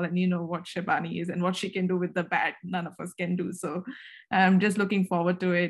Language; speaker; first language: English; non-native, local second language; Kannada